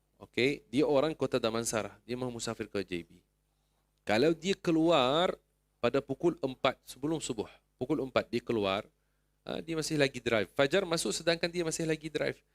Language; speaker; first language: Malay; non-native, fluent; Arabic